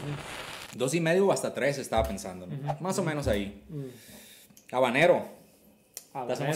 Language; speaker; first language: Spanish; native; Spanish